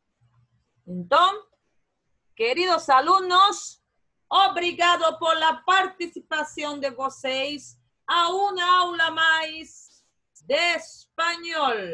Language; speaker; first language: Spanish; non-native, fluent; Portuguese